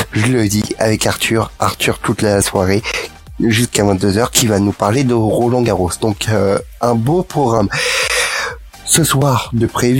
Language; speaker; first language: French; native; French